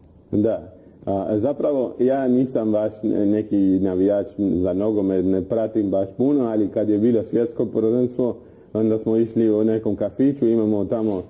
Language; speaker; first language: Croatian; non-native, fluent; Spanish